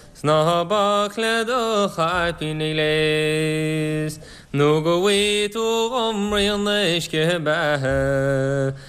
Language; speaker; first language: Irish; native; Irish